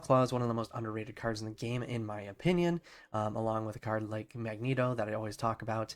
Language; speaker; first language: English; native; English